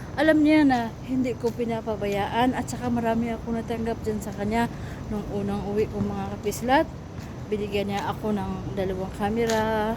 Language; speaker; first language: Filipino; non-native, local second language; Cebuano